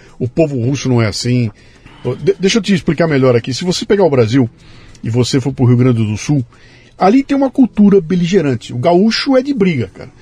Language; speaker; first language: Portuguese; native; Portuguese